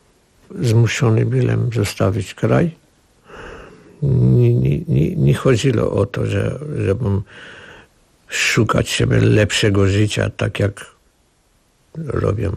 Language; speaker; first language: Polish; non-native, learner; Armenian